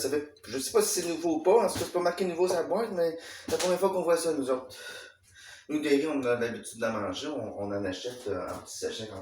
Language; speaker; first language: French; native; French